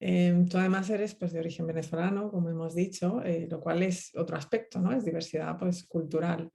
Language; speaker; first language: Spanish; native; Spanish